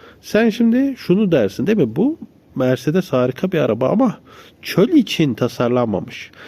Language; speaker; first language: Turkish; native; Turkish